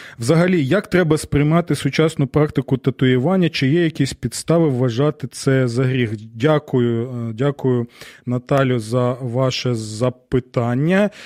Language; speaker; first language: Ukrainian; non-native, local second language; Russian